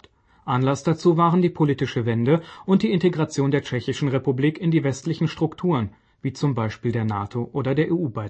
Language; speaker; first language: German; native; German